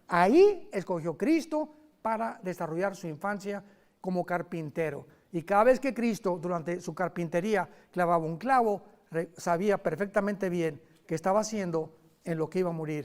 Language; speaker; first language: Spanish; native; Spanish